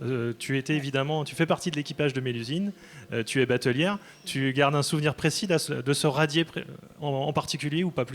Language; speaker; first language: French; native; French